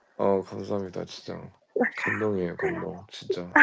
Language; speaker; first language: Korean; early bilingual, heritage; Korean